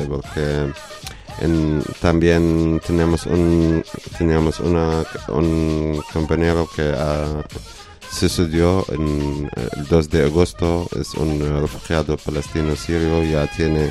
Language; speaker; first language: Spanish; non-native, learner; Arabic